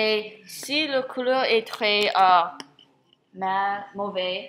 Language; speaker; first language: French; non-native, learner; English